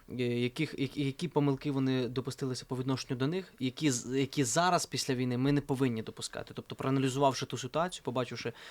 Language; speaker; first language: Ukrainian; native; Ukrainian